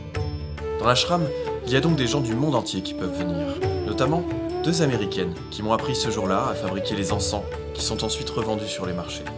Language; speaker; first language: French; native; French